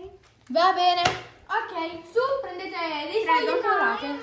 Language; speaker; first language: Italian; native; Italian